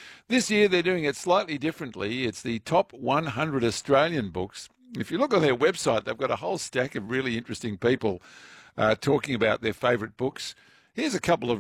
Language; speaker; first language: English; native; English